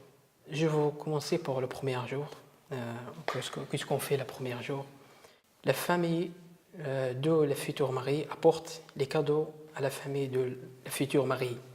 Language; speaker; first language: French; non-native, learner; Arabic